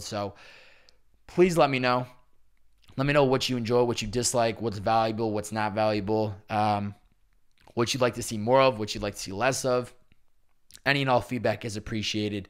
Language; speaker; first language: English; native; English